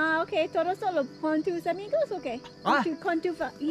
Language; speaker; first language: Spanish; non-native, learner; English